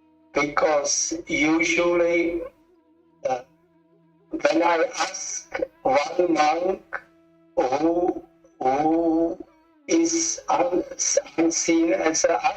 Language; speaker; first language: English; non-native, learner; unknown